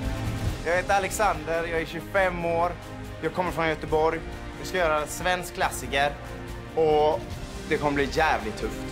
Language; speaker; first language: Swedish; native; Swedish